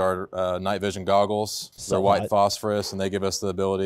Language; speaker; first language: English; native; English